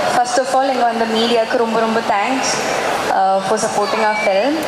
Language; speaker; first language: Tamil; non-native, local second language; Malayalam